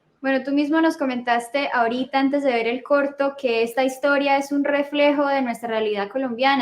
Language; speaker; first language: Spanish; native; Spanish